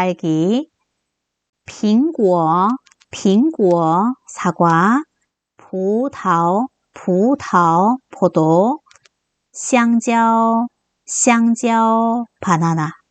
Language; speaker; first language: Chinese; non-native, fluent; Korean